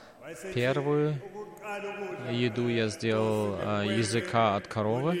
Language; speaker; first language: Russian; non-native, fluent; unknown